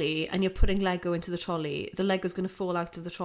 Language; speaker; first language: English; non-native, local second language; Welsh